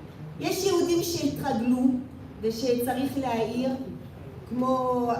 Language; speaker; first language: Hebrew; non-native, fluent; French